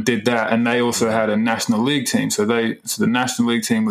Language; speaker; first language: English; native; English